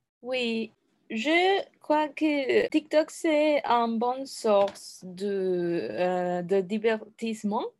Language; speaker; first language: French; non-native, learner; Spanish